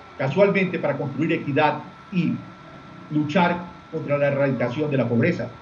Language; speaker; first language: Spanish; native; Spanish